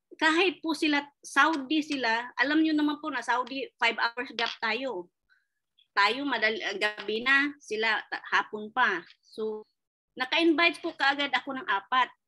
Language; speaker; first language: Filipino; non-native, local second language; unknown